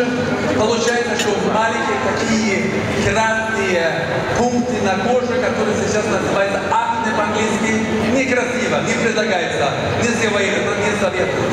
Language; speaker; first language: Russian; non-native, fluent; Swedish